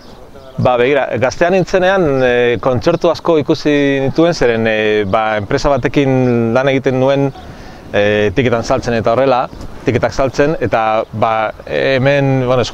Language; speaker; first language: Basque; non-native, local second language; Spanish